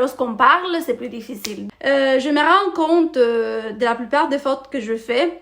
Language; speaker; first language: French; non-native, fluent; Italian